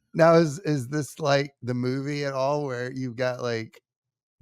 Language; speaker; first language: English; native; English